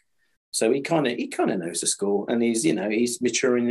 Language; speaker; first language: English; native; English